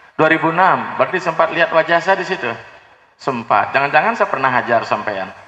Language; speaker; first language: Indonesian; non-native, local second language; Balinese